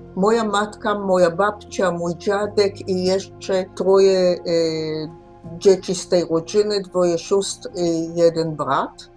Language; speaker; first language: Polish; early bilingual, heritage; Polish